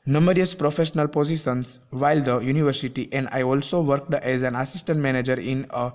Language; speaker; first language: English; non-native, local second language; Gujarati